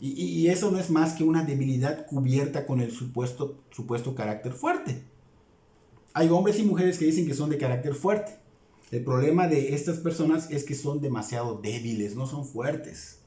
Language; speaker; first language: Spanish; native; Spanish